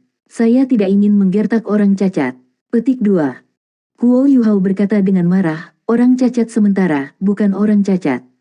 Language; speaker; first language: Indonesian; native; Indonesian